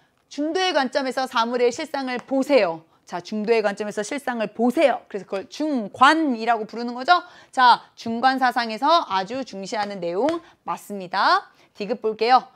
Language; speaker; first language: Korean; native; Korean